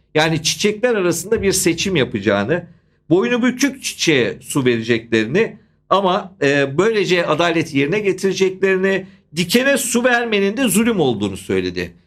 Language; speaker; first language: Turkish; native; Turkish